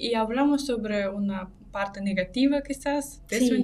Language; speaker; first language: Spanish; non-native, fluent; Russian